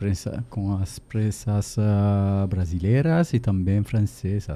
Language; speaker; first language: Portuguese; non-native, learner; French